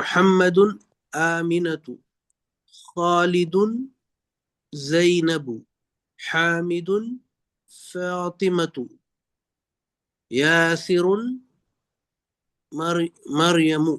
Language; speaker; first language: Arabic; non-native, learner; Urdu